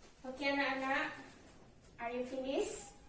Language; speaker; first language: English; non-native, learner; Indonesian